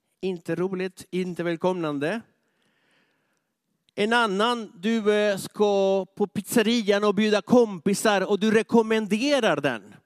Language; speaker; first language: Swedish; non-native, fluent; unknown